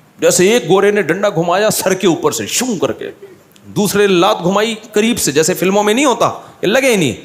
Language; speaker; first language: Urdu; native; Urdu